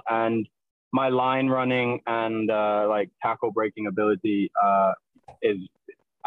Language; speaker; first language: English; native; English